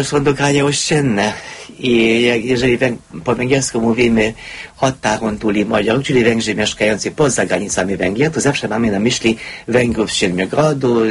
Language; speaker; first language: Polish; non-native, fluent; Hungarian